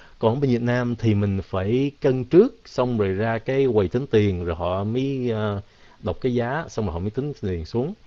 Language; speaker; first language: Vietnamese; early bilingual, heritage; Vietnamese